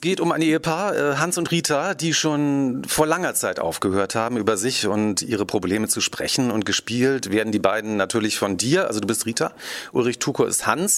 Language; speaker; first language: German; native; German